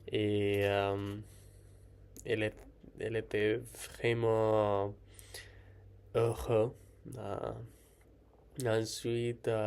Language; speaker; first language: French; non-native, learner; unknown